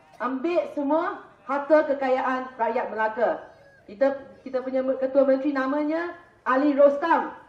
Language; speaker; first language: Malay; non-native, local second language; Chinese